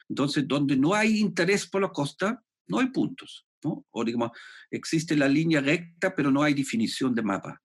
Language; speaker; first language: Spanish; non-native, fluent; German